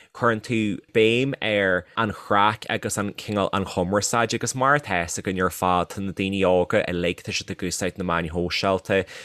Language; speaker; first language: Irish; native; Irish